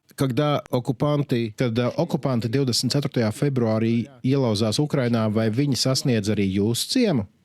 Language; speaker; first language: Latvian; native; Latvian